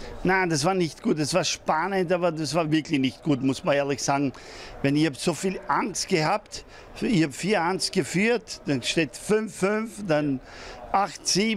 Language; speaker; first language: German; non-native, fluent; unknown